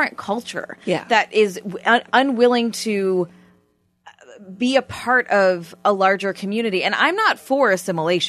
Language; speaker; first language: English; non-native, fluent; Armenian